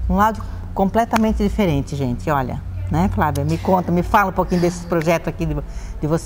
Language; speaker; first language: Portuguese; native; Portuguese